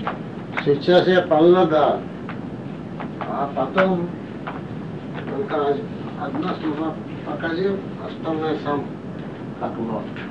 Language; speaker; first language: Russian; non-native, learner; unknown